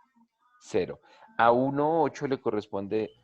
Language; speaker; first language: Spanish; native; Spanish